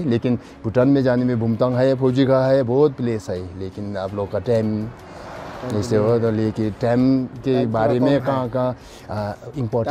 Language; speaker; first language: Hindi; non-native, learner; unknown